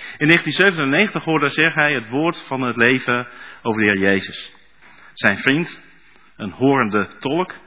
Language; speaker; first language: Dutch; non-native, learner; Russian